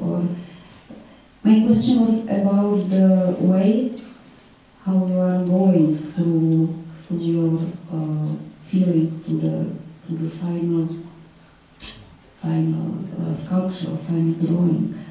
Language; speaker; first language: English; non-native, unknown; Czech